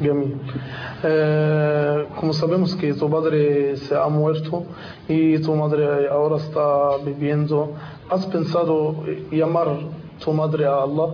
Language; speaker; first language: Spanish; non-native, learner; Arabic